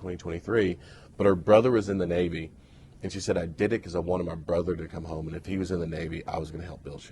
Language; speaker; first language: English; native; English